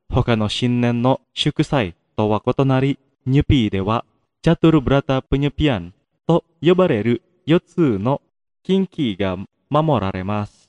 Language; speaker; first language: Japanese; non-native, fluent; Indonesian